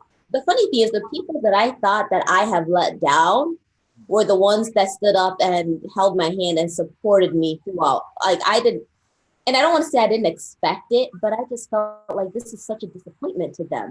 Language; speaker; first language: English; early bilingual, other home language; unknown